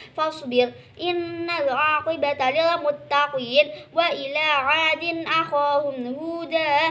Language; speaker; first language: Arabic; non-native, learner; Indonesian